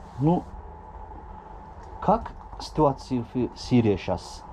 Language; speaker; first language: Russian; non-native, learner; Turkish